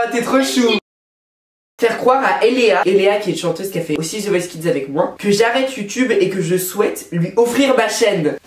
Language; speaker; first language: French; native; French